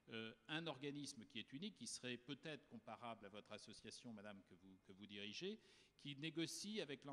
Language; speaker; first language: French; native; French